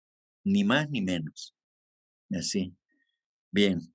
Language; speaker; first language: Spanish; native; Spanish